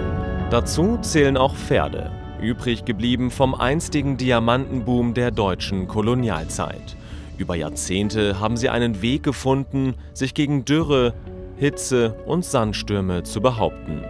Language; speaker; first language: German; native; German